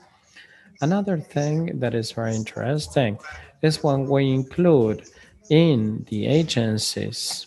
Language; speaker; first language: English; non-native, fluent; Spanish